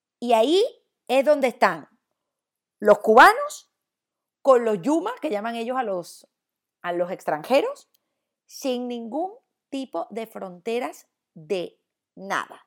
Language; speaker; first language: Spanish; native; Spanish